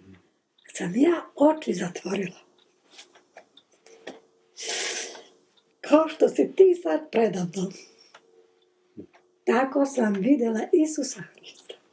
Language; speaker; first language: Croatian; non-native, local second language; Slovak